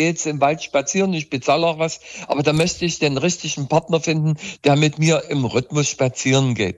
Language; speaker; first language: German; native; German